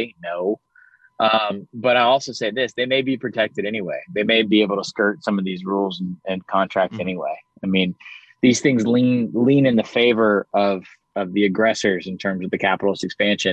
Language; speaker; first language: English; native; English